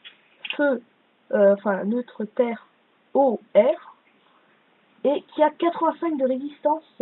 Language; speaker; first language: French; native; French